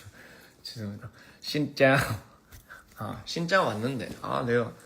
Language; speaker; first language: Korean; early bilingual, heritage; English